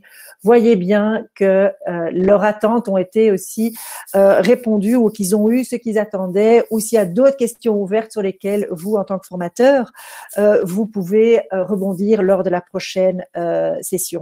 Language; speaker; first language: French; native; French